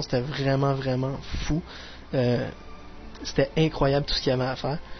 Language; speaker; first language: French; native; French